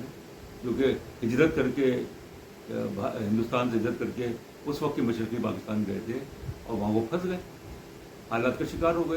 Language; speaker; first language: Urdu; native; Urdu